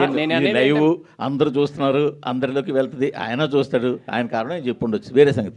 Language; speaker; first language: Telugu; native; Telugu